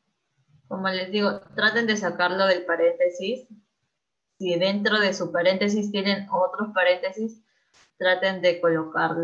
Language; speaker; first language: Spanish; native; Spanish